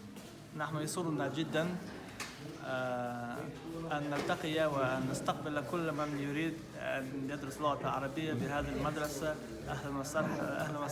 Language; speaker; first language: Arabic; non-native, fluent; Chechen